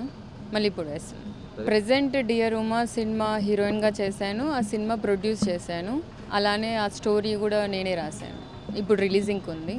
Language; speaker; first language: Telugu; native; Telugu